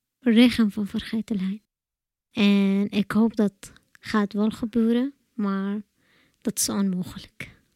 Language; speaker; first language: Dutch; non-native, learner; Arabic